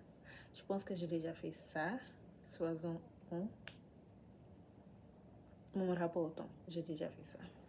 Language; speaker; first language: French; non-native, learner; English